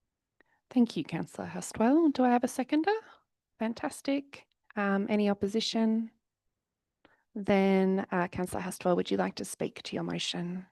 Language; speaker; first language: English; native; English